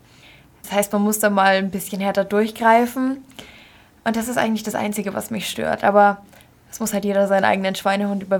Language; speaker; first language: German; native; German